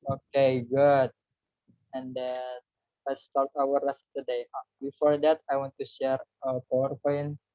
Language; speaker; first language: English; non-native, learner; Indonesian